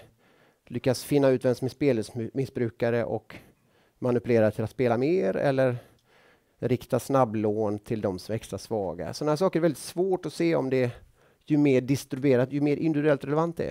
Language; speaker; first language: Swedish; native; Swedish